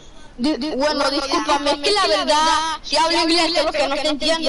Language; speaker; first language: Spanish; native; Spanish